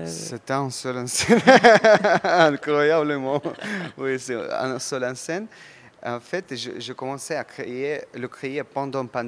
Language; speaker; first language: French; non-native, learner; Russian